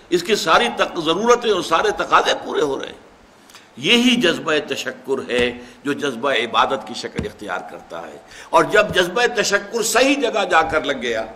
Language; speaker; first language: Urdu; native; Urdu